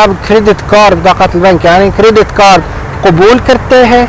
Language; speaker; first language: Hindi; non-native, fluent; Arabic